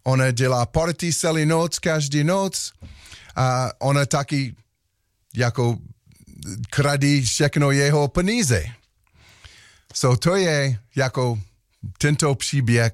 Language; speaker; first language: Czech; non-native, learner; English